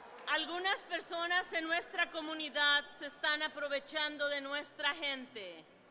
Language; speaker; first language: Spanish; native; Spanish